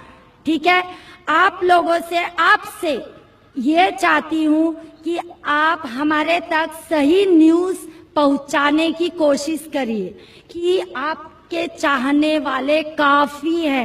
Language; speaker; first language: Hindi; non-native, local second language; Marathi